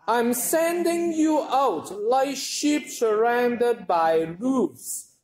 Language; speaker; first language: English; non-native, local second language; Chinese